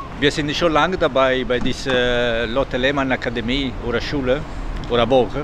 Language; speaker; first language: German; non-native, learner; Italian